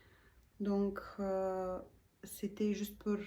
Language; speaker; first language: French; non-native, learner; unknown